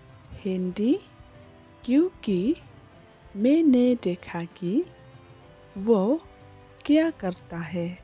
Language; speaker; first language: Hindi; non-native, local second language; Khasi